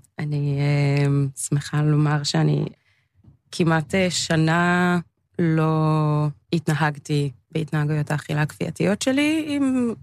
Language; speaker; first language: Hebrew; early bilingual, other home language; English